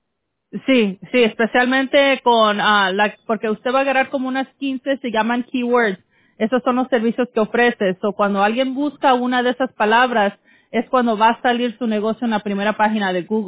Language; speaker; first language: Spanish; early bilingual, heritage; Spanish